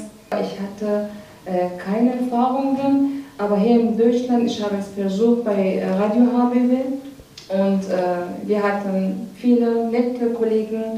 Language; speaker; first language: German; non-native, learner; Persian